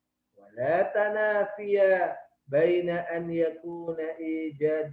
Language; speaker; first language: Arabic; non-native, fluent; Indonesian